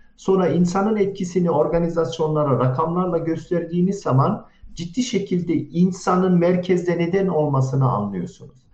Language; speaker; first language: Turkish; early bilingual, heritage; Turkish